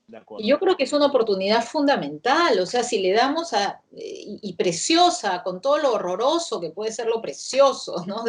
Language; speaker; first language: Spanish; native; Spanish